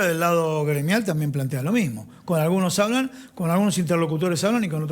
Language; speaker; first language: Spanish; native; Spanish